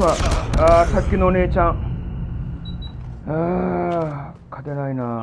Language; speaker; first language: Japanese; native; Japanese